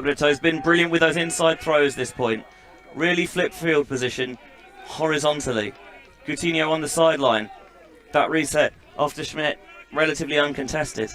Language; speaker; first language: English; native; English